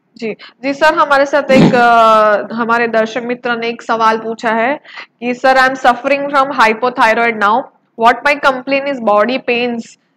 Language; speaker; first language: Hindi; non-native, local second language; Gujarati